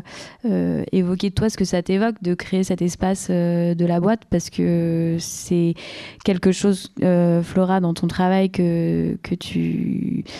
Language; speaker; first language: French; native; French